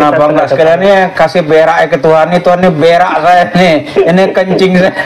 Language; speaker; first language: Indonesian; native; Indonesian